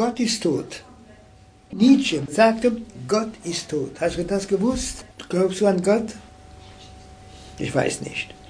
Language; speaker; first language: German; non-native, fluent; French